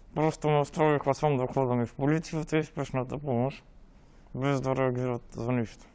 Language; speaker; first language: Bulgarian; early bilingual, heritage; Macedonian